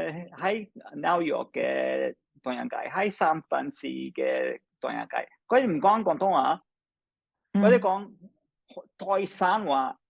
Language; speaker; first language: Chinese; non-native, fluent; English